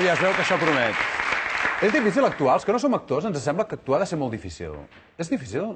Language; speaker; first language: Catalan; native; Catalan